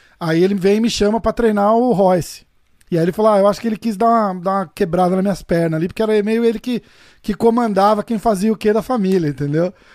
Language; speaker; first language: Portuguese; native; Portuguese